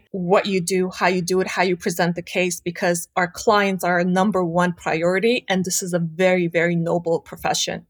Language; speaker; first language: English; early bilingual, other home language; Armenian